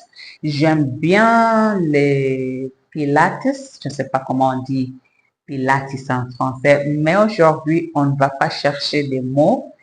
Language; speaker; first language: French; non-native, learner; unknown